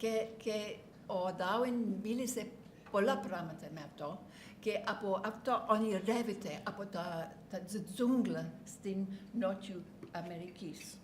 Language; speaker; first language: Greek; non-native, learner; English